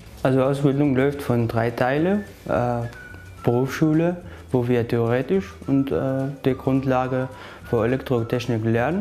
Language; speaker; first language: German; non-native, learner; Arabic